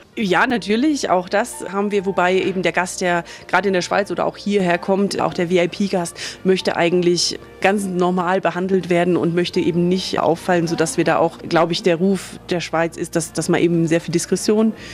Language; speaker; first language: German; native; German